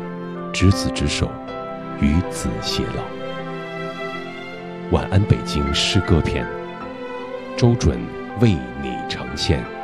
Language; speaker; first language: Chinese; native; Chinese